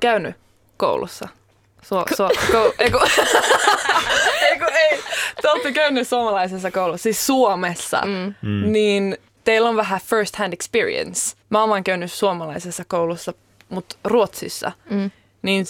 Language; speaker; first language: Finnish; early bilingual, heritage; Finnish